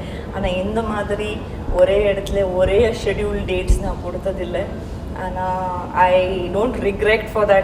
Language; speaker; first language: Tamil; non-native, local second language; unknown